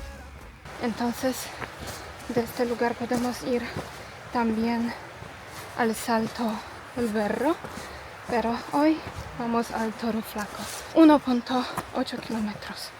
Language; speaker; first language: Spanish; non-native, learner; Polish